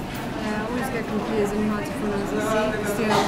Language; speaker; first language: English; non-native, fluent; Italian